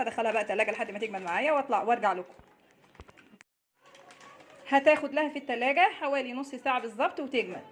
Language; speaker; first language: Arabic; native; Arabic